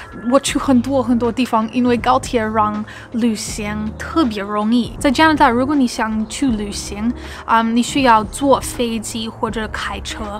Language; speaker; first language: Chinese; non-native, learner; English